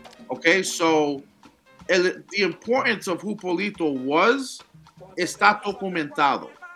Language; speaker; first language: English; early bilingual, other home language; Spanish